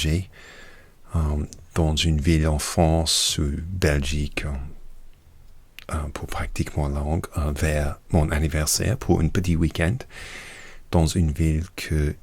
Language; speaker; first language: French; non-native, learner; English